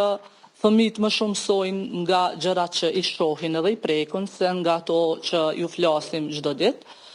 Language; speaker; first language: Albanian; native; Albanian